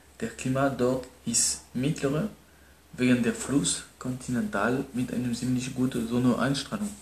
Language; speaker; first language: German; non-native, learner; Spanish